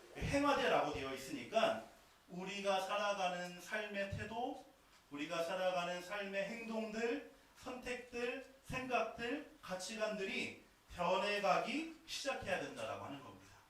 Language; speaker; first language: Korean; native; Korean